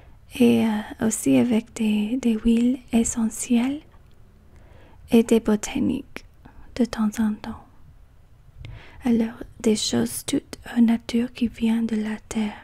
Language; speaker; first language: French; non-native, learner; English